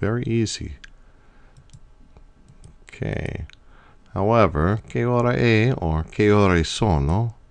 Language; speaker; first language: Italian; non-native, fluent; English